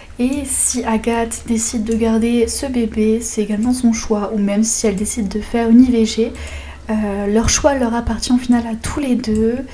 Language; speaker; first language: French; native; French